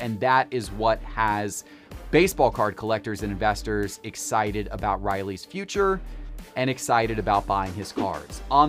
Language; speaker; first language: English; native; English